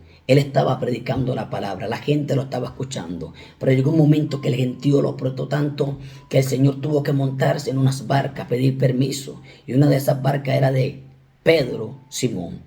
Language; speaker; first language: Spanish; native; Spanish